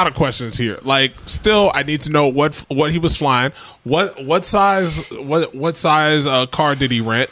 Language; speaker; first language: English; native; English